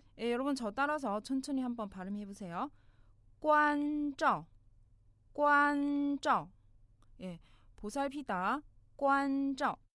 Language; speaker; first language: Korean; non-native, fluent; Chinese